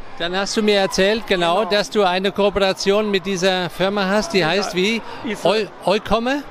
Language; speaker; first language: German; native; German